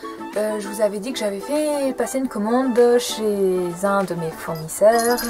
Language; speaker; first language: French; native; French